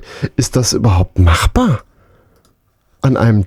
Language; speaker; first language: German; native; German